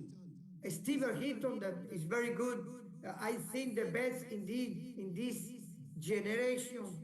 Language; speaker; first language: English; non-native, learner; Spanish